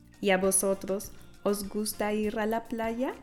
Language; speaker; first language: Spanish; non-native, fluent; French